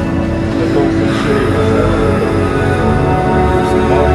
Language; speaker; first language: Filipino; non-native, learner; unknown